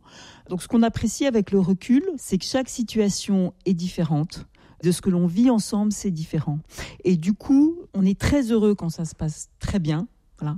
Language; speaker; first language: French; native; French